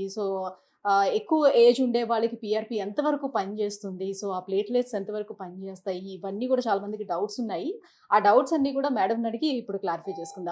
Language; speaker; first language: Telugu; native; Telugu